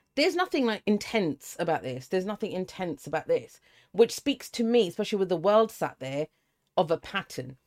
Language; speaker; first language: English; native; English